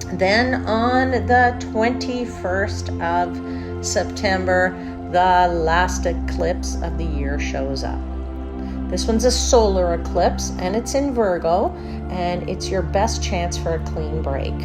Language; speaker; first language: English; native; English